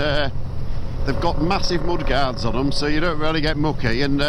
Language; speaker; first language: English; native; English